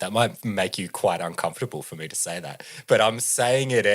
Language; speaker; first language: English; native; English